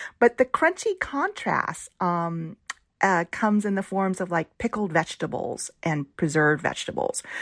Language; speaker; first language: English; early bilingual, other home language; Vietnamese